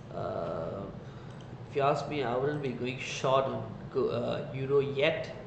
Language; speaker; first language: English; non-native, local second language; Tamil